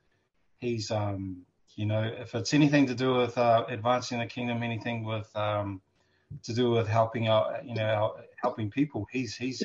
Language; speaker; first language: English; native; English